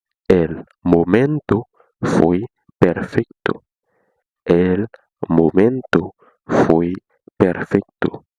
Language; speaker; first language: Spanish; non-native, fluent; Haitian Creole